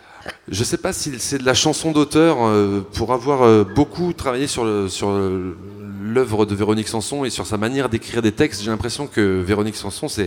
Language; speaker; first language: French; native; French